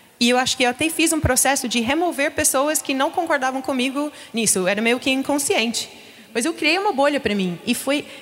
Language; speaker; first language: Portuguese; non-native, fluent; English